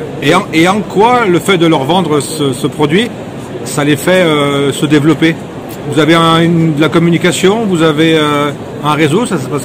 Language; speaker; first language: French; native; French